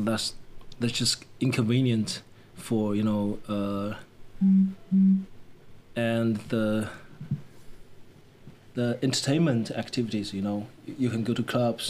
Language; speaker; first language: English; non-native, fluent; Chinese